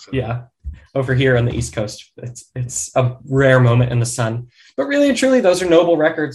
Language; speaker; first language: English; native; English